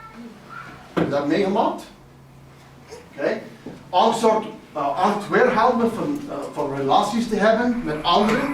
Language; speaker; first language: Dutch; non-native, fluent; English